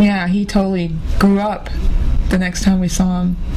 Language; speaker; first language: English; native; English